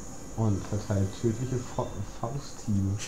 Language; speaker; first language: German; native; German